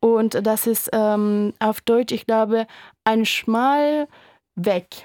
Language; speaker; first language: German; non-native, fluent; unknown